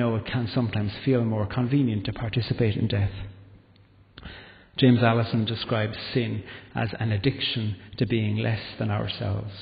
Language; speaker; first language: English; native; English